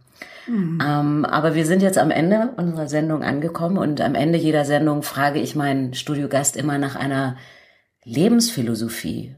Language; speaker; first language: German; native; German